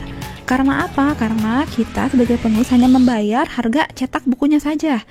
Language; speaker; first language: Indonesian; native; Indonesian